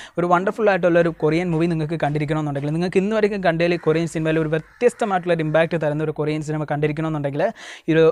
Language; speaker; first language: Malayalam; native; Malayalam